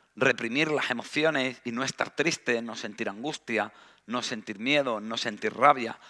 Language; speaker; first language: Spanish; native; Spanish